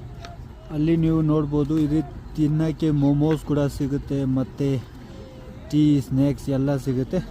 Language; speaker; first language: Kannada; non-native, local second language; Ladakhi